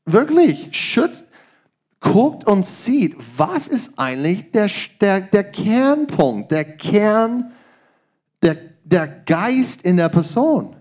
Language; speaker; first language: German; non-native, learner; English